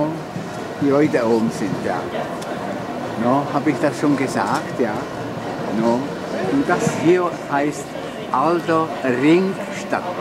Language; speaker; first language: German; non-native, fluent; Czech